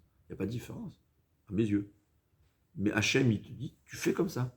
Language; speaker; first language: French; native; French